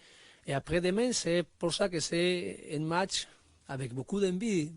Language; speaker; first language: French; non-native, learner; Spanish